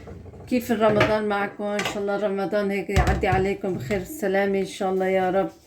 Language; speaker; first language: Arabic; native; Arabic